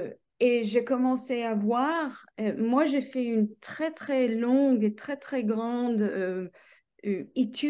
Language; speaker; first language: French; non-native, fluent; English